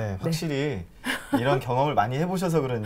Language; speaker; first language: Korean; native; Korean